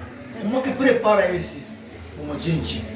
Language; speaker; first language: Portuguese; non-native, learner; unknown